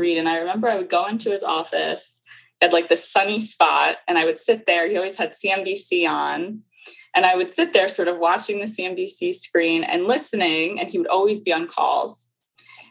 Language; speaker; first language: English; native; English